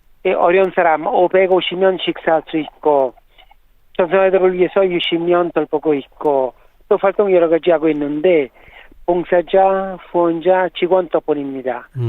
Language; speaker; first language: Korean; non-native, learner; Italian